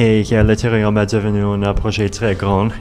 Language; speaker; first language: French; non-native, learner; Russian